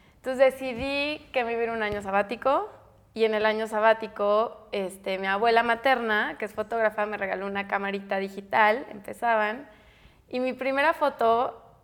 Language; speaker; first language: Spanish; native; Spanish